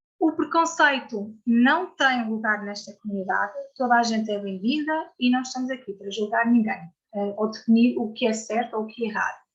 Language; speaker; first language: Portuguese; native; Portuguese